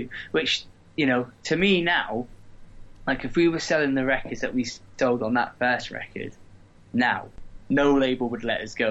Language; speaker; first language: English; native; English